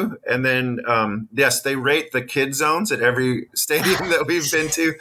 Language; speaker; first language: English; native; English